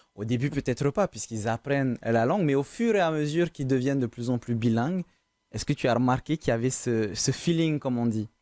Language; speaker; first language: French; native; French